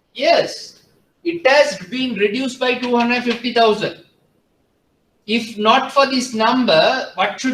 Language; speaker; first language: English; non-native, local second language; Sinhala